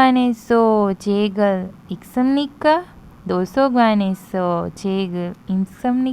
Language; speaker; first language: Korean; non-native, fluent; Hindi